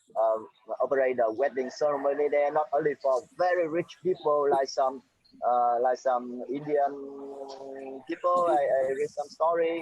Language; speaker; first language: English; non-native, fluent; Vietnamese